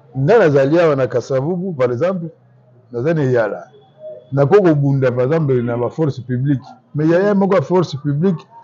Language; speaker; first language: Lingala; native; Lingala